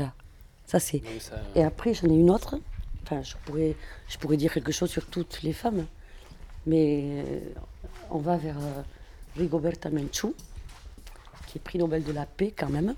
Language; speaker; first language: French; non-native, fluent; Spanish